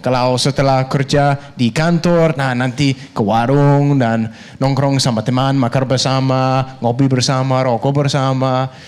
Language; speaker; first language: Indonesian; non-native, fluent; Danish